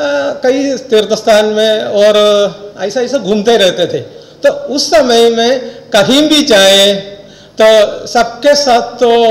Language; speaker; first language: Hindi; non-native, local second language; Malayalam